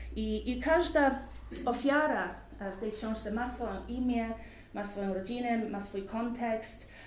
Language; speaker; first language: Polish; early bilingual, heritage; Polish